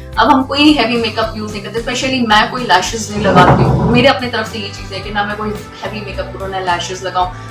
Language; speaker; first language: Hindi; native; Hindi